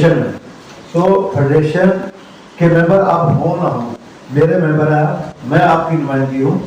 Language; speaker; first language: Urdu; non-native, local second language; Punjabi